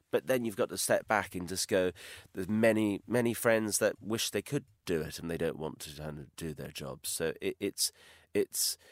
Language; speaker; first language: English; native; English